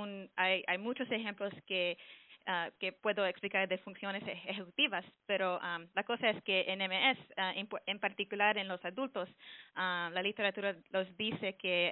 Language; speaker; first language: Spanish; early bilingual, heritage; English